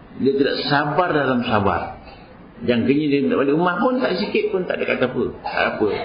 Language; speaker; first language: Malay; native; Malay